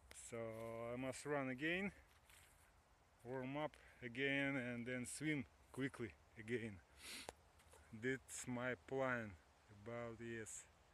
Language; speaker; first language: English; non-native, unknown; Russian